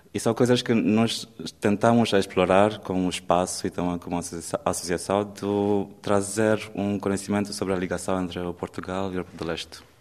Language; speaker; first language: Portuguese; non-native, fluent; Romanian